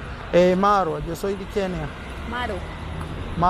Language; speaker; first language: Spanish; non-native, learner; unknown